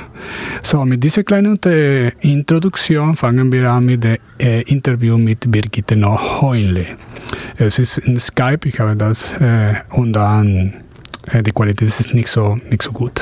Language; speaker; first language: German; non-native, fluent; Spanish